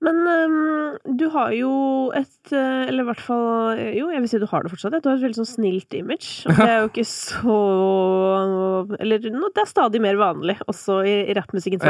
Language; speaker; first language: Norwegian; native; Norwegian